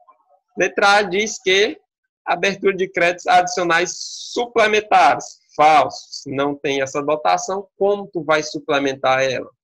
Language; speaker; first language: Portuguese; native; Portuguese